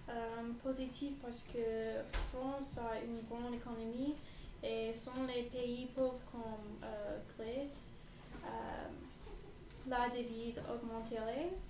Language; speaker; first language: French; non-native, learner; English